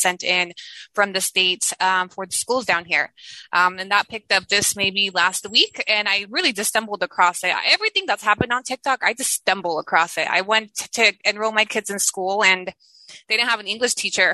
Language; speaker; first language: English; early bilingual, other home language; Spanish